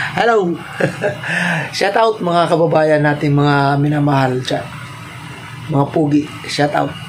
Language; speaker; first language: Filipino; non-native, local second language; Waray